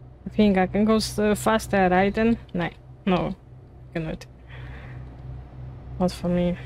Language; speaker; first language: English; non-native, learner; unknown